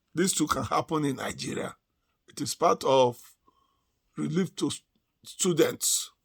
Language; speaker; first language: English; non-native, local second language; Yoruba